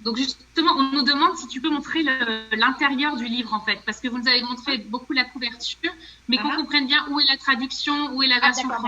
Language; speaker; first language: French; native; French